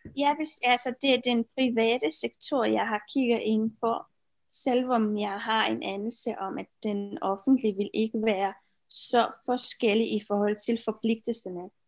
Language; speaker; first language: Danish; non-native, fluent; Romanian